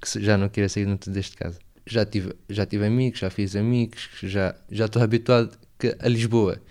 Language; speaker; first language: Portuguese; non-native, learner; Arabic